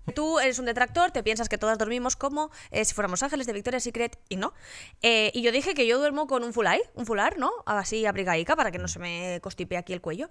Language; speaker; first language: Spanish; native; Spanish